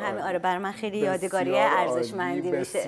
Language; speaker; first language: Persian; native; Persian